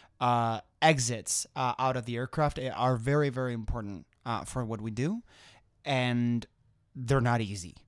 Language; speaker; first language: English; non-native, fluent; Spanish